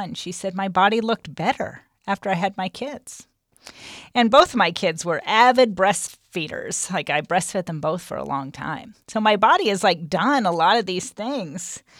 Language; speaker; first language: English; native; English